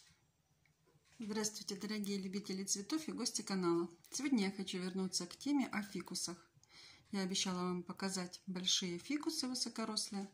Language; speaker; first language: Russian; native; Russian